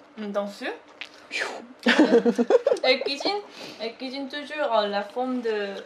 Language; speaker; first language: French; non-native, learner; Korean